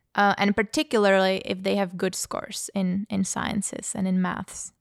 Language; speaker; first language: English; non-native, fluent; Czech